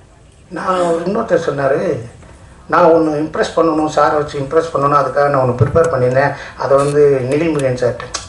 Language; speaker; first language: Tamil; native; Tamil